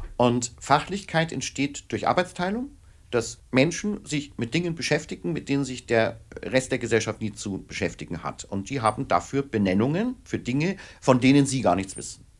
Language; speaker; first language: German; native; German